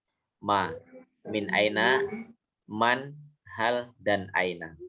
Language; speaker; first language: Arabic; non-native, fluent; Indonesian